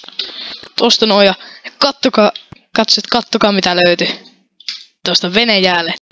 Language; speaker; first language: Finnish; native; Finnish